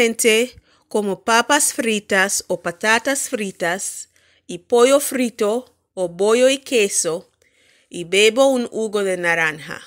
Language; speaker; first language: Spanish; non-native, fluent; English